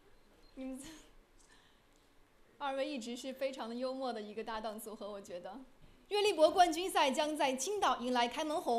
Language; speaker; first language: Chinese; native; Chinese